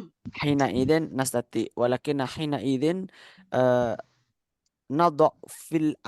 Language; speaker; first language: Arabic; non-native, fluent; Indonesian